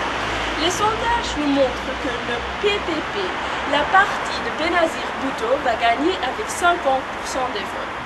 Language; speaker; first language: French; non-native, learner; Dutch